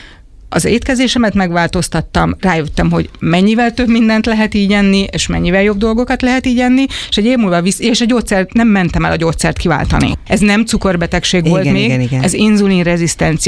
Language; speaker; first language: Hungarian; native; Hungarian